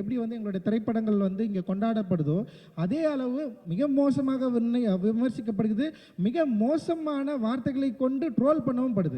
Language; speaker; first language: Tamil; native; Tamil